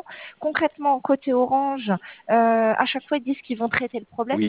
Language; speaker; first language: French; native; French